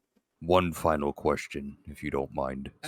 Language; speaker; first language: English; native; English